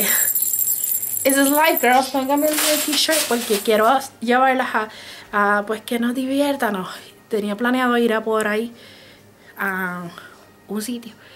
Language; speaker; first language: Spanish; native; Spanish